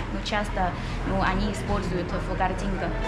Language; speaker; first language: Russian; non-native, fluent; Chinese